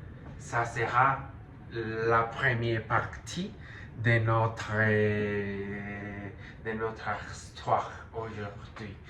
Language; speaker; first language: French; non-native, learner; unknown